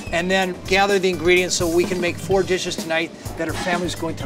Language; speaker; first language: English; native; English